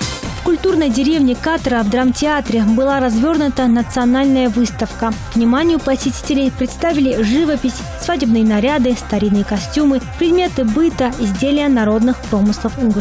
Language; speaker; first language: Russian; native; Russian